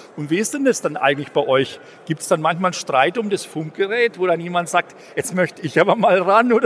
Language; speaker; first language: German; native; German